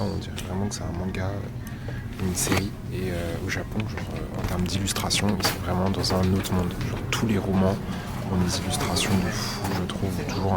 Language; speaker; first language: French; native; French